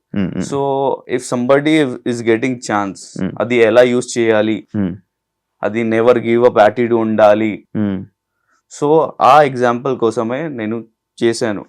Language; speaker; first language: Telugu; non-native, local second language; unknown